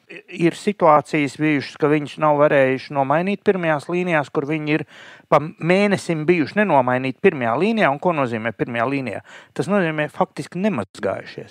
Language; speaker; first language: Latvian; native; Latvian